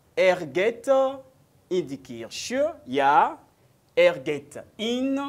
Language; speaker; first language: German; non-native, learner; French